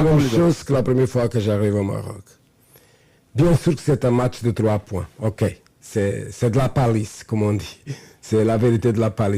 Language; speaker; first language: French; non-native, fluent; Portuguese